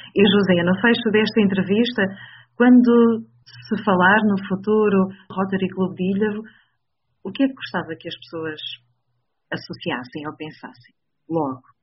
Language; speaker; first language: Portuguese; native; Portuguese